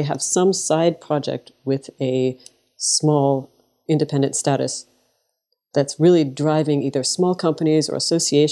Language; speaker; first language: English; native; English